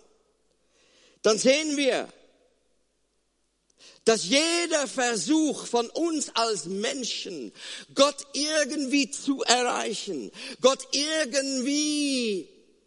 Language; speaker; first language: German; non-native, fluent; Afrikaans